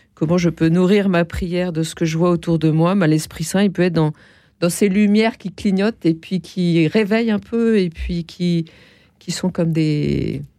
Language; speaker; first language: French; native; French